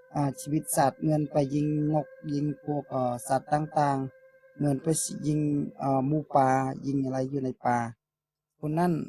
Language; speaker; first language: Thai; non-native, fluent; Khmer